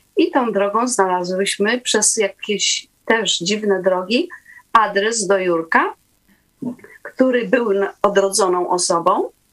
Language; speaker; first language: Polish; native; Polish